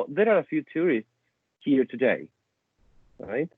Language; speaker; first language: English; non-native, fluent; Spanish